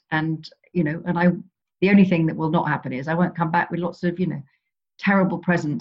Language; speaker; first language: English; native; English